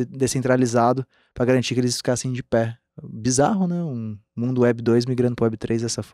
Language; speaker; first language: Portuguese; native; Portuguese